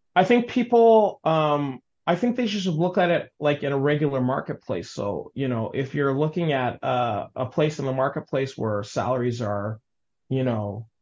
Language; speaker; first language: English; native; English